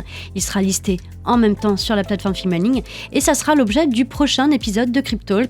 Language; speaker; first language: French; native; French